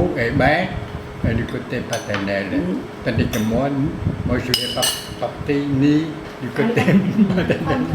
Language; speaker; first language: French; non-native, local second language; Vietnamese